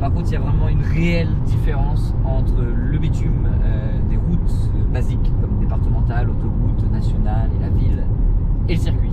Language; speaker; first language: French; native; French